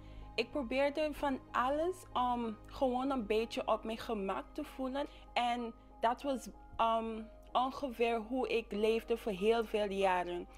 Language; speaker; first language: Dutch; non-native, local second language; English